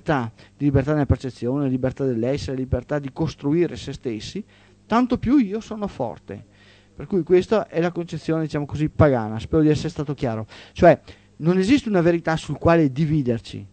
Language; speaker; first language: Italian; native; Italian